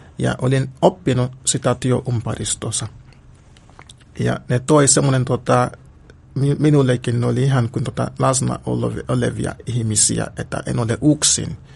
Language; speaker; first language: Finnish; non-native, learner; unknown